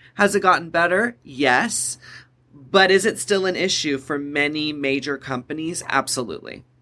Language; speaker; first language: English; native; English